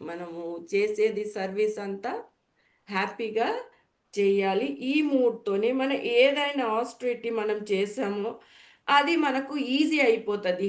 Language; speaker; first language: Telugu; non-native, learner; Bangla